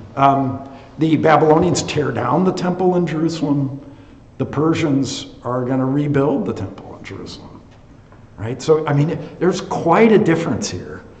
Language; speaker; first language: English; native; English